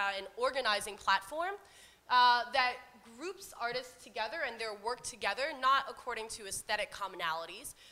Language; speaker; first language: English; native; English